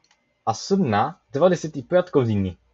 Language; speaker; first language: Bulgarian; non-native, learner; English